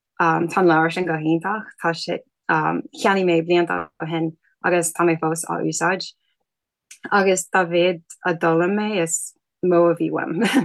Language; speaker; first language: Irish; non-native, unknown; English